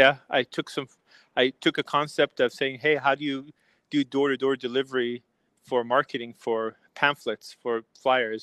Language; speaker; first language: English; early bilingual, other home language; Persian